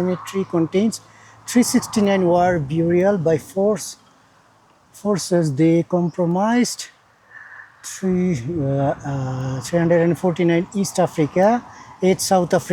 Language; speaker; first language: English; non-native, fluent; Bangla